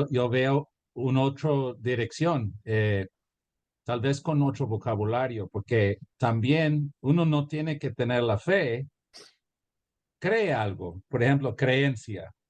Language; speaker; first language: Spanish; early bilingual, heritage; Spanish